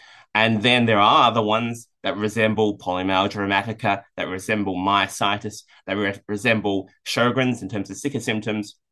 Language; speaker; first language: English; native; English